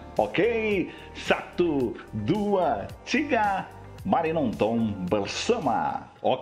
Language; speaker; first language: Indonesian; non-native, learner; Portuguese